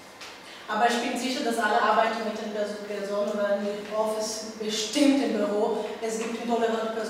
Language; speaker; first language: German; non-native, learner; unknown